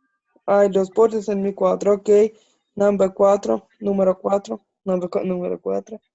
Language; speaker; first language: Spanish; non-native, learner; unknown